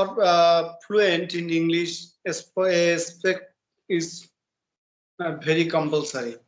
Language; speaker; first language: English; non-native, learner; Bangla